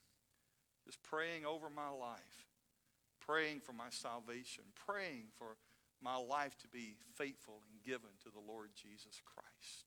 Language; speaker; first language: English; native; English